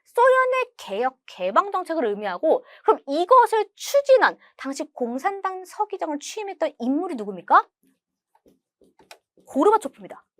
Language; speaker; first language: Korean; native; Korean